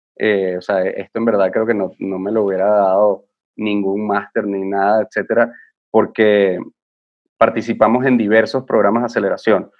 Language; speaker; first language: Spanish; native; Spanish